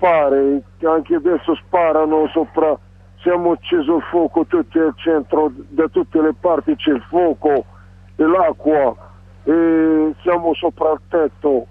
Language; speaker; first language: Italian; non-native, learner; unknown